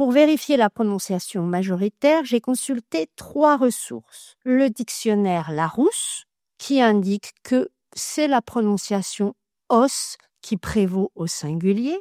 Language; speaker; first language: French; native; French